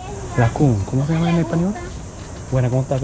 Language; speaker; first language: Spanish; non-native, learner; Japanese